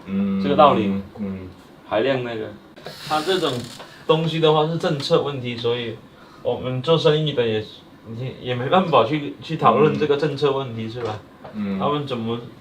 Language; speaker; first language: Chinese; native; Chinese